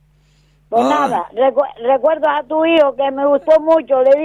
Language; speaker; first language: Spanish; native; Spanish